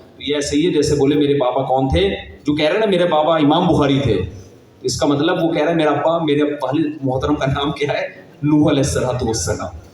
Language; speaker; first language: Urdu; native; Urdu